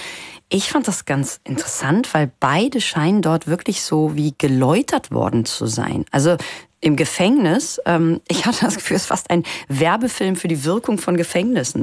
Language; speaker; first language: German; native; German